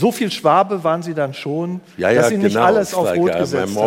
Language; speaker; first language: German; native; German